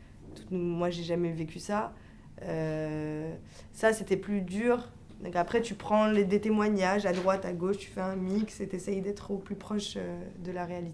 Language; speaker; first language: French; early bilingual, other home language; Arabic